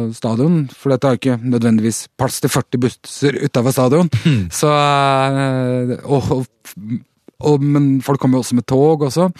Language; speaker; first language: Norwegian; native; Norwegian